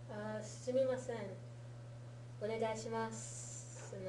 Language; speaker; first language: Japanese; non-native, learner; English